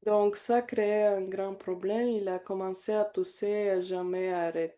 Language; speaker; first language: French; non-native, learner; Bulgarian